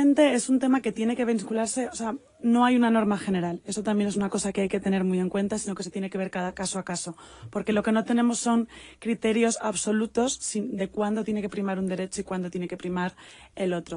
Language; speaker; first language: Spanish; native; Spanish